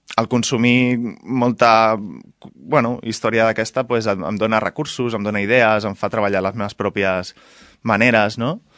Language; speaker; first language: Catalan; non-native, local second language; Spanish